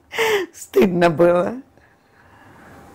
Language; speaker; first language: Russian; native; Russian